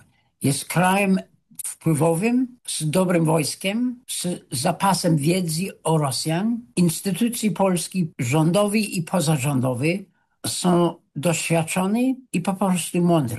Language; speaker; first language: Polish; non-native, fluent; English